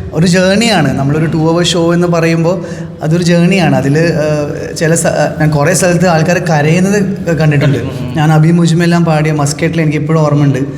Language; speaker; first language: Malayalam; early bilingual, heritage; Hindi